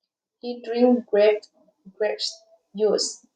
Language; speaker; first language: English; non-native, learner; Vietnamese